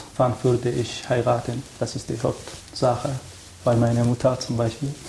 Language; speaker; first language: German; non-native, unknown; Arabic